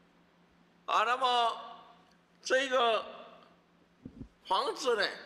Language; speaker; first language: Chinese; native; Chinese